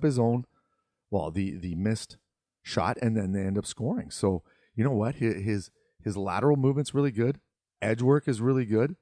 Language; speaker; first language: English; native; English